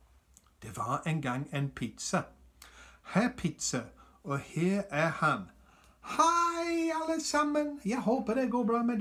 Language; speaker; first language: Norwegian; non-native, fluent; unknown